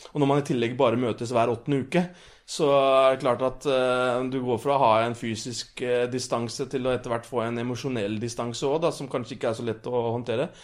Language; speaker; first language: Norwegian; early bilingual, other home language; Urdu